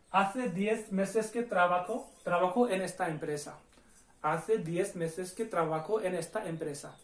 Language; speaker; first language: Spanish; non-native, fluent; Hindi